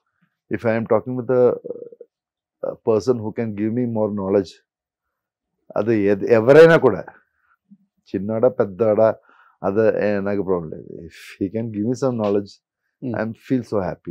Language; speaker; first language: Telugu; non-native, local second language; Malayalam